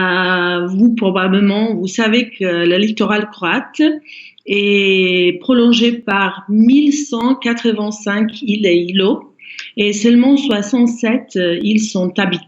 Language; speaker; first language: French; non-native, fluent; Croatian